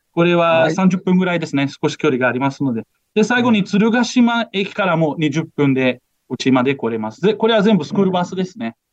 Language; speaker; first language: Japanese; non-native, fluent; Portuguese